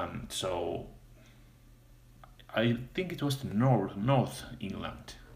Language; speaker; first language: English; non-native, fluent; Finnish